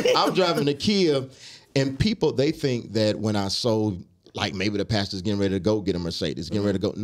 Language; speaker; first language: English; native; English